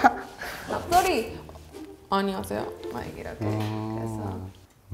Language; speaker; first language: Korean; non-native, learner; Spanish